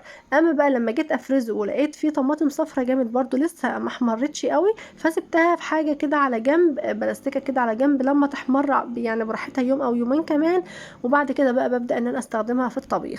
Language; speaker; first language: Arabic; native; Arabic